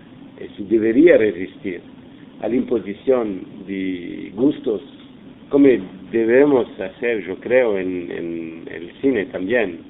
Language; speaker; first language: Spanish; non-native, fluent; English